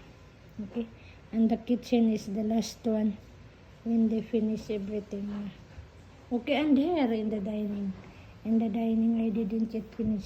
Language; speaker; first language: English; non-native, learner; Filipino